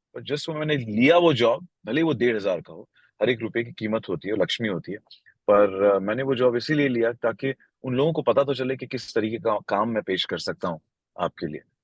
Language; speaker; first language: Hindi; non-native, local second language; Marathi